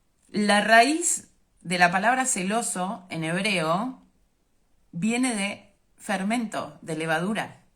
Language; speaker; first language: Spanish; native; Spanish